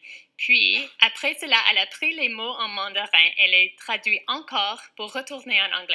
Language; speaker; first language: French; non-native, fluent; English